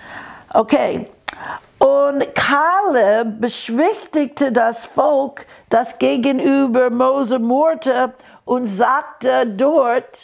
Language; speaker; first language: German; non-native, fluent; English